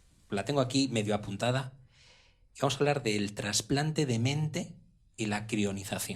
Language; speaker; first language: Spanish; native; Spanish